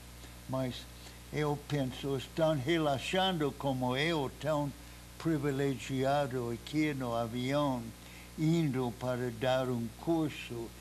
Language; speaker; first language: Portuguese; non-native, fluent; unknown